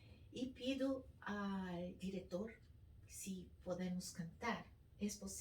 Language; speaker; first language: Spanish; non-native, learner; Portuguese